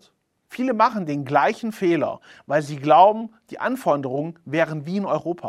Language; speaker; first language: German; native; German